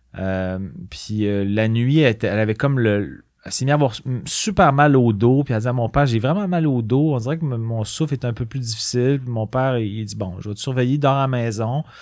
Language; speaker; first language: French; native; French